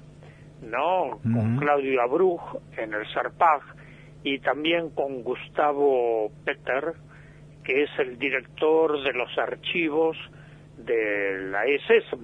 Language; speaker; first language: Spanish; native; Spanish